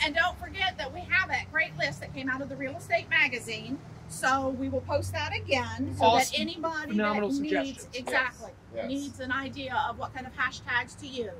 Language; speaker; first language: English; native; English